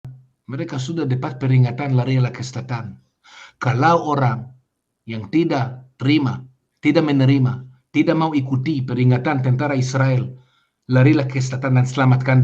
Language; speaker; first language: Indonesian; non-native, fluent; Hebrew